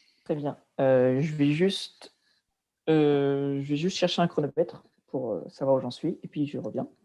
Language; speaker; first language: French; native; French